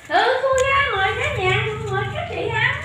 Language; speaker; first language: Vietnamese; native; Vietnamese